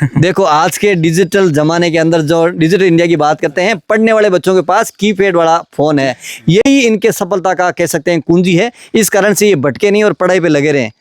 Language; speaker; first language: Hindi; native; Hindi